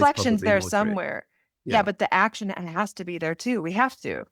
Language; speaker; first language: English; native; English